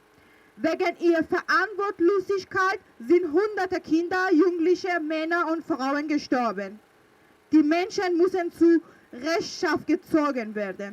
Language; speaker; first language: German; early bilingual, other home language; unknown